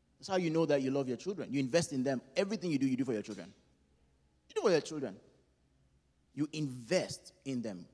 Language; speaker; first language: English; non-native, local second language; Yoruba